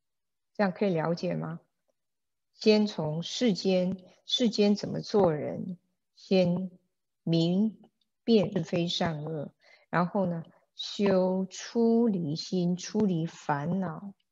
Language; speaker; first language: Chinese; native; Chinese